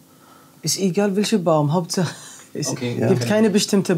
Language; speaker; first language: German; non-native, learner; Arabic